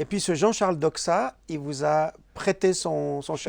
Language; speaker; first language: French; native; French